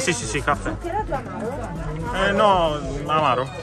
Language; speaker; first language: Italian; non-native, learner; Persian